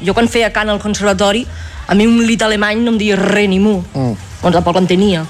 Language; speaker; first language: Catalan; native; Catalan